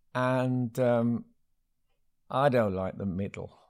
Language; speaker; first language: English; native; English